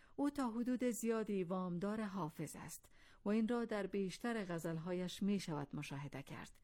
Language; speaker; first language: Persian; non-native, local second language; Azerbaijani